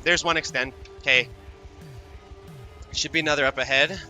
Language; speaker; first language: English; native; English